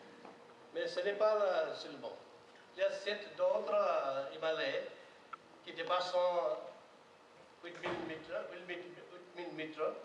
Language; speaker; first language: French; non-native, learner; Nepali